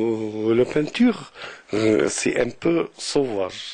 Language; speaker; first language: French; non-native, local second language; Arabic